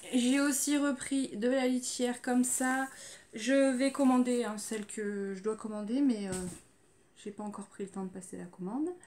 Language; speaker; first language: French; native; French